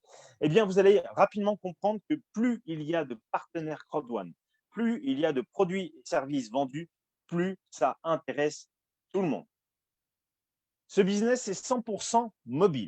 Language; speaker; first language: French; native; French